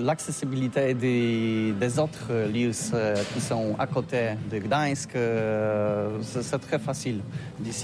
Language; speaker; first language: French; non-native, learner; Polish